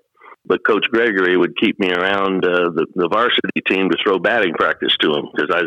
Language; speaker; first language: English; native; English